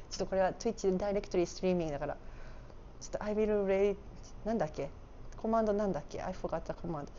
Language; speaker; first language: Japanese; native; Japanese